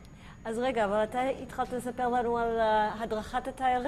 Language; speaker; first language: Hebrew; native; Hebrew